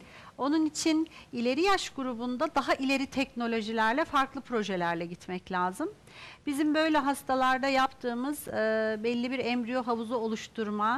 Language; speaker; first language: Turkish; native; Turkish